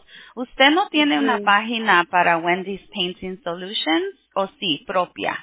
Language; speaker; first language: Spanish; early bilingual, heritage; Spanish